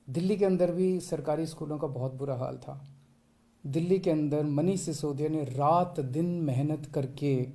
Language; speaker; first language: Hindi; native; Hindi